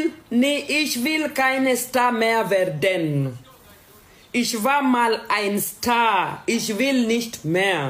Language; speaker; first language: German; non-native, learner; Swahili